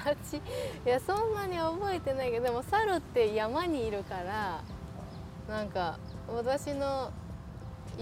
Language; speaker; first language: Japanese; non-native, learner; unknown